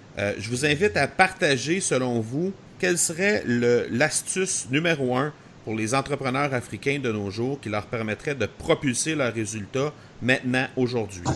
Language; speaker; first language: French; native; French